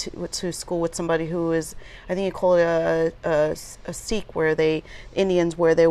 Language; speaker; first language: English; native; English